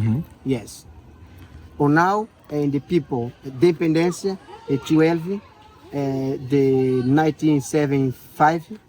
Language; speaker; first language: English; non-native, learner; Portuguese